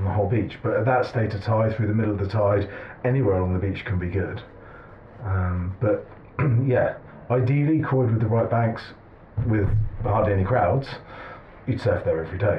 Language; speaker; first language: English; native; English